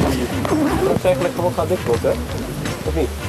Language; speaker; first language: Dutch; non-native, learner; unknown